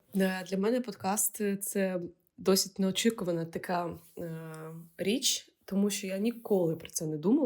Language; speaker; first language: Ukrainian; non-native, local second language; Russian